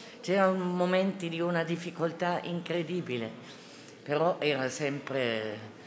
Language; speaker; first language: Italian; non-native, fluent; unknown